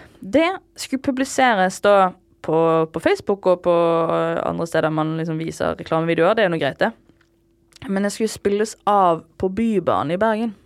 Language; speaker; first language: Norwegian; native; Norwegian